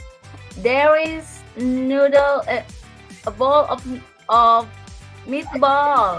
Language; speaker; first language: English; non-native, learner; Indonesian